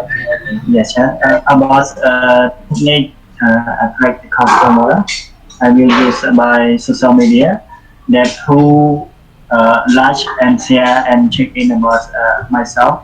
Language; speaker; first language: English; non-native, learner; Khmer